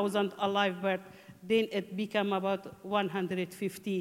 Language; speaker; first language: English; non-native, learner; Persian